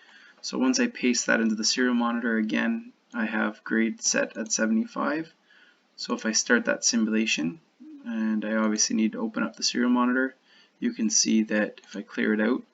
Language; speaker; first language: English; native; English